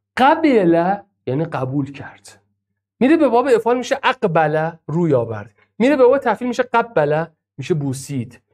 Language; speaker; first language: Persian; non-native, local second language; Azerbaijani